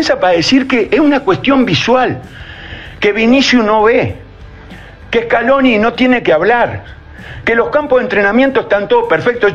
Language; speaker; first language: Spanish; native; Spanish